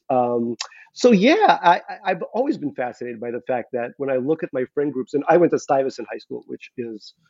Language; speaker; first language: English; non-native, fluent; Russian